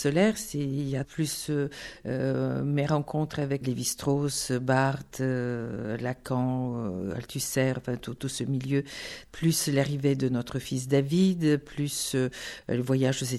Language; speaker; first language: French; non-native, fluent; Bulgarian